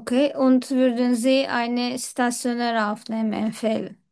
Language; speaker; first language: German; non-native, learner; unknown